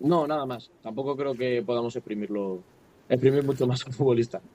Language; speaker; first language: Spanish; native; Spanish